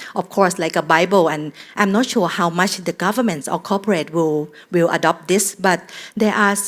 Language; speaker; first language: English; non-native, fluent; Thai